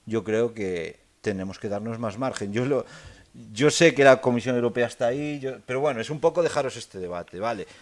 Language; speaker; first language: Spanish; non-native, local second language; Galician